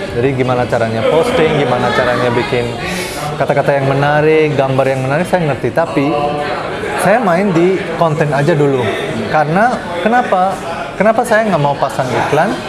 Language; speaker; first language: Indonesian; non-native, fluent; Bangla